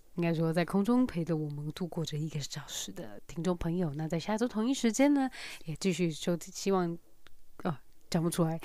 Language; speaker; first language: Chinese; native; Chinese